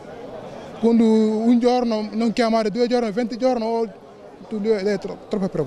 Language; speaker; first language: Italian; non-native, learner; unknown